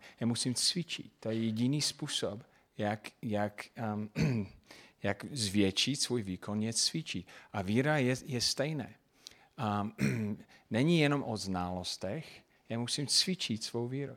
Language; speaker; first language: Czech; non-native, fluent; English